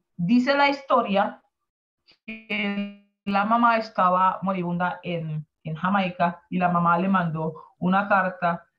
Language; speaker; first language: Spanish; non-native, fluent; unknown